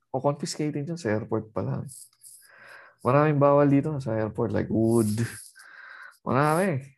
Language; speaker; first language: Filipino; native; Filipino